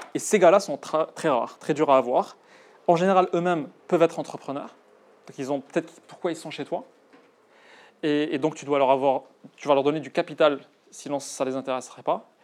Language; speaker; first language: French; non-native, local second language; Arabic